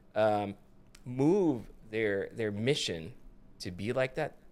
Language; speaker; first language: English; non-native, local second language; Filipino